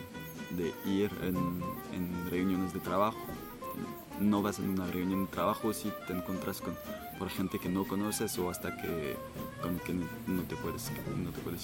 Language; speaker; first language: Spanish; non-native, fluent; French